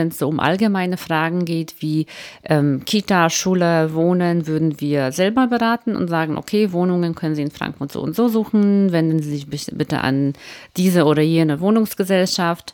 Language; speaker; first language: German; native; German